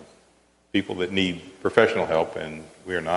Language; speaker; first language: English; native; English